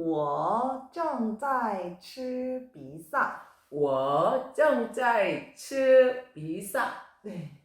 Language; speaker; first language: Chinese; non-native, fluent; Korean